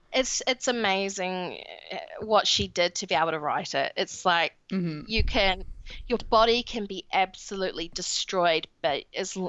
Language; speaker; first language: English; native; English